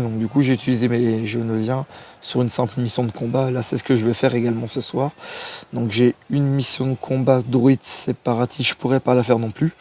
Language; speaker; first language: French; native; French